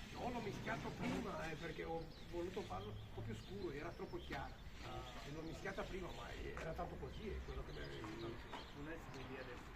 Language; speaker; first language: Italian; non-native, fluent; Punjabi